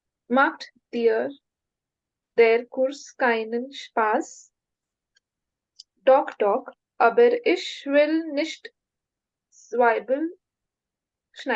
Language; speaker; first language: German; non-native, learner; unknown